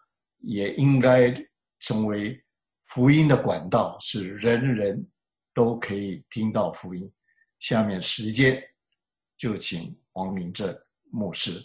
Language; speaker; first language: Chinese; native; Chinese